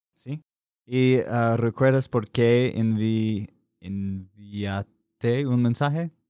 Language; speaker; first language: Spanish; non-native, learner; English